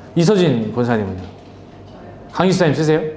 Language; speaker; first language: Korean; native; Korean